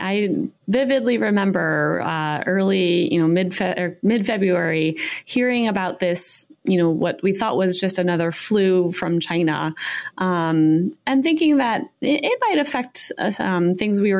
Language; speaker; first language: English; native; English